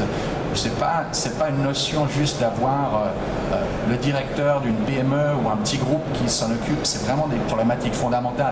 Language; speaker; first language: French; native; French